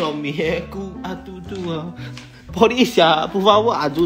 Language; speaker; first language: Portuguese; non-native, learner; Chinese